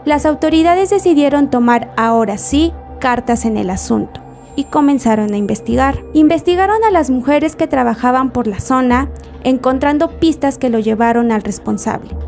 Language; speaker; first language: Spanish; native; Spanish